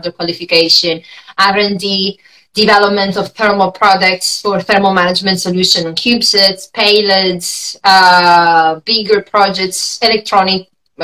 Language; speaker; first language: English; non-native, fluent; Italian